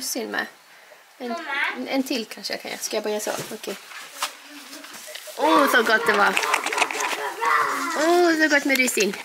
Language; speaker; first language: Swedish; native; Swedish